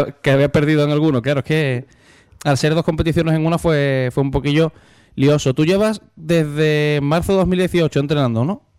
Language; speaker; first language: Spanish; native; Spanish